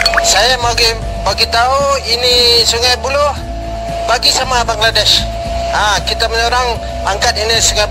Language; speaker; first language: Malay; non-native, learner; Bangla